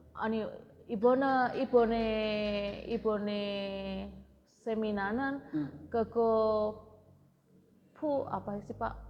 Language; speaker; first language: Korean; non-native, learner; Indonesian